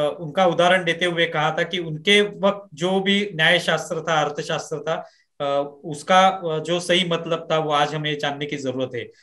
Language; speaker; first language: Hindi; non-native, local second language; Marathi